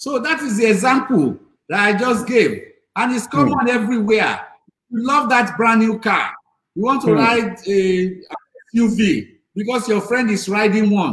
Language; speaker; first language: English; non-native, local second language; Yoruba